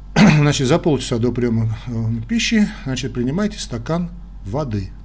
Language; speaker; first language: Russian; non-native, local second language; Armenian